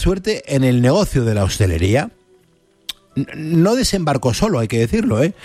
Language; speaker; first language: Spanish; native; Spanish